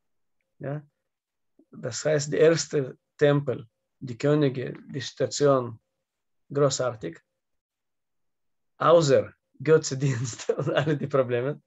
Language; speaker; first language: German; non-native, learner; Russian